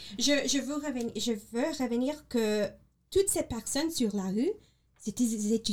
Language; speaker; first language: French; non-native, learner; English